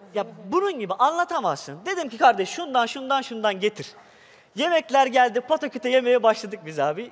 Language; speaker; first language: Turkish; native; Turkish